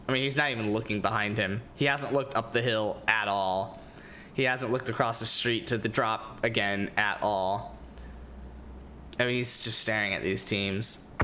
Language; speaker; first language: English; native; English